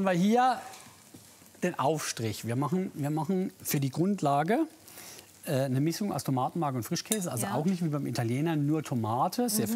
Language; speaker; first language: German; native; German